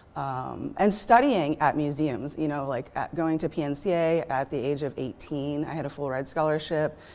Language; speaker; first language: English; native; English